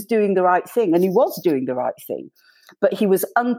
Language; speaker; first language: English; native; English